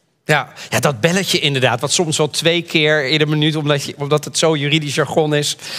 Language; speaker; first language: Dutch; native; Dutch